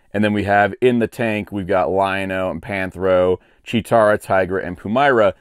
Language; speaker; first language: English; native; English